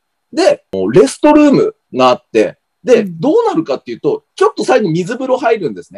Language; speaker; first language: Japanese; native; Japanese